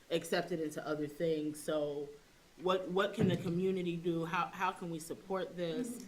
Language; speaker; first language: English; native; English